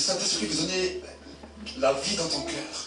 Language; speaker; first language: French; native; French